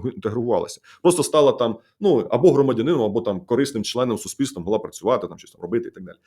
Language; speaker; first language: Ukrainian; native; Ukrainian